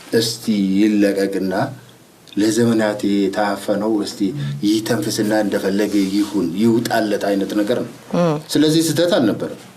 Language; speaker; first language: Amharic; non-native, local second language; Oromo